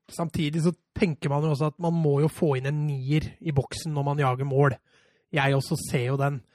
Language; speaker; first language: Norwegian; native; Norwegian